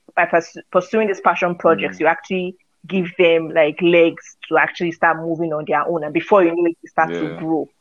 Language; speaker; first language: English; non-native, local second language; Yoruba